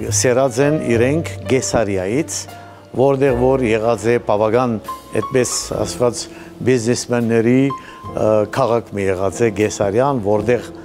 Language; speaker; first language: Armenian; early bilingual, heritage; Armenian